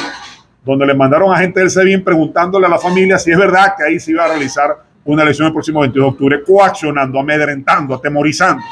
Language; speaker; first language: Spanish; native; Spanish